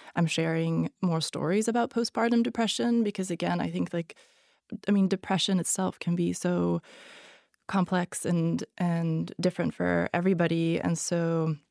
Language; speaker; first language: English; non-native, fluent; Hungarian